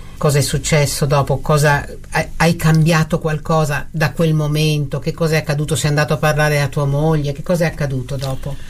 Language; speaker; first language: Italian; native; Italian